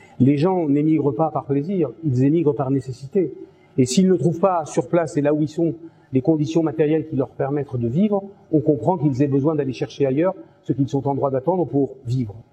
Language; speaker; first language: French; native; French